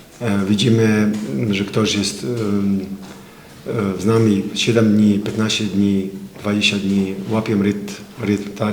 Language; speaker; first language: Polish; non-native, fluent; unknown